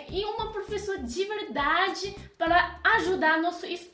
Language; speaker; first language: Portuguese; non-native, fluent; Chinese